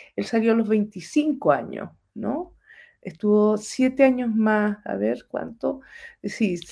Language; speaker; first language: Spanish; native; Spanish